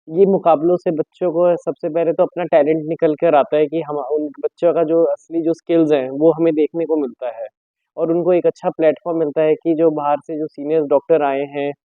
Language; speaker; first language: Hindi; non-native, local second language; Punjabi